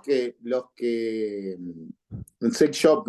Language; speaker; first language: Spanish; native; Spanish